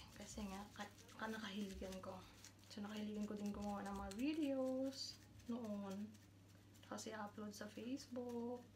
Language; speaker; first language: Filipino; non-native, local second language; Hiligaynon